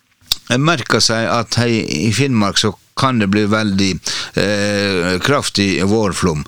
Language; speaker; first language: Norwegian; native; Norwegian